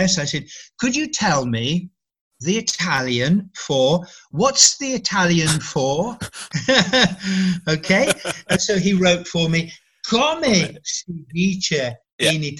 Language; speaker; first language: English; native; English